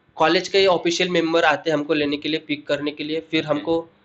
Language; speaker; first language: Hindi; non-native, local second language; Marathi